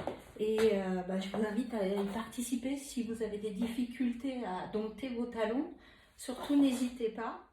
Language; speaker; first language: French; native; French